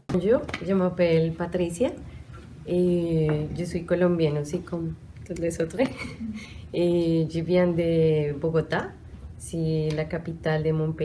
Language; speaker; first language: French; non-native, learner; Spanish